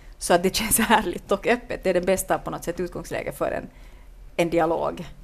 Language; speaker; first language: Swedish; native; Swedish